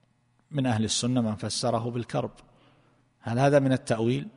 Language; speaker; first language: Arabic; native; Arabic